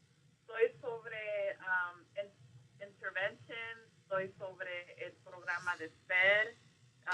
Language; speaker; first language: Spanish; early bilingual, other home language; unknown